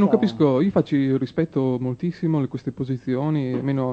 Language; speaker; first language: Italian; native; Italian